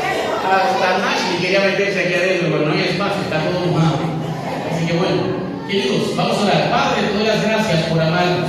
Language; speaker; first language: Spanish; native; Spanish